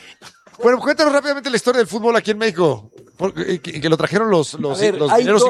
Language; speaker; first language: Spanish; native; Spanish